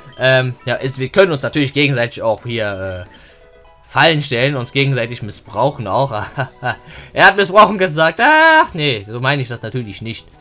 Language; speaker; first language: German; early bilingual, other home language; Turkish